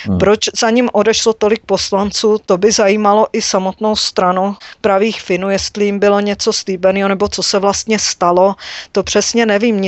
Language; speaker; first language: Czech; native; Czech